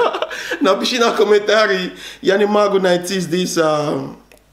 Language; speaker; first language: Russian; non-native, learner; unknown